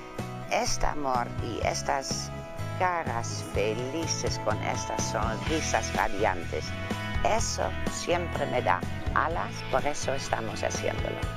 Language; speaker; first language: Spanish; non-native, fluent; Dutch